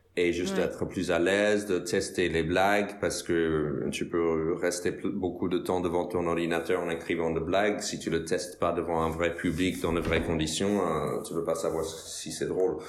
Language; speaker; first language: French; non-native, fluent; English